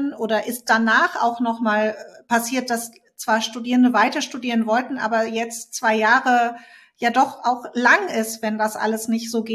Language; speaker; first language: German; native; German